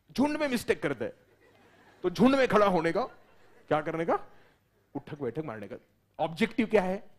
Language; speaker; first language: Hindi; non-native, local second language; Marathi